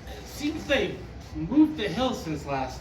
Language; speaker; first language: English; native; English